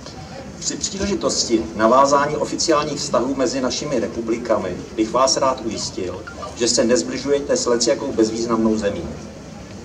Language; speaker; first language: Czech; native; Czech